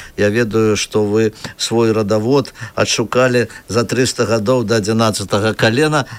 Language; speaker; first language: Belarusian; native; Belarusian